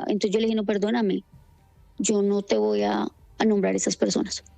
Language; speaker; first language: Spanish; native; Spanish